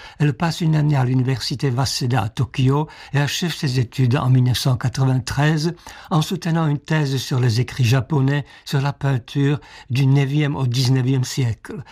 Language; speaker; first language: French; non-native, fluent; Czech